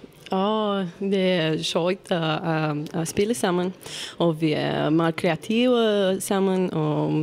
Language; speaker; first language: Danish; non-native, learner; Romanian